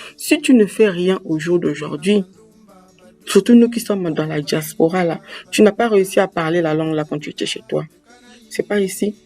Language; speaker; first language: French; native; French